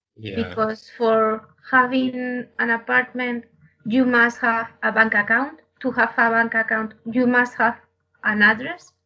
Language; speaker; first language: English; non-native, learner; Spanish